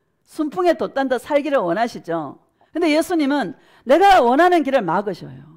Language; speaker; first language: Korean; native; Korean